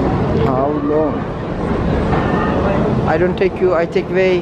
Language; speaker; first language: English; non-native, learner; Turkish